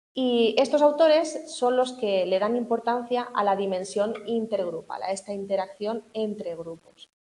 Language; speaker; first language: Spanish; native; Spanish